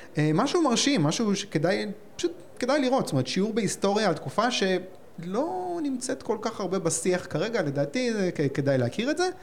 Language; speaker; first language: Hebrew; native; Hebrew